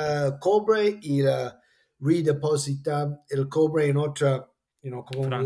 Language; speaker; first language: Spanish; non-native, fluent; English